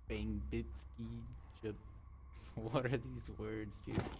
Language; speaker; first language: English; native; English